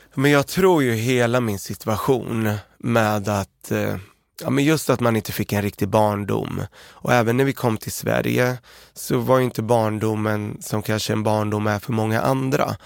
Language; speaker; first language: Swedish; early bilingual, other home language; Arabic